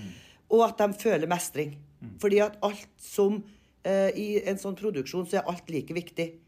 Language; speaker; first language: Norwegian; native; Norwegian